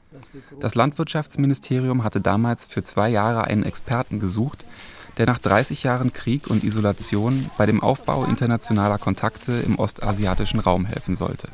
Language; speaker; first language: German; native; German